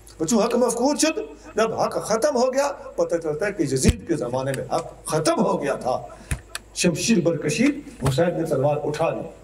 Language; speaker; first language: Urdu; non-native, local second language; Punjabi